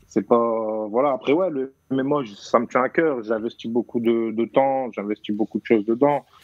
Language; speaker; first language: French; native; French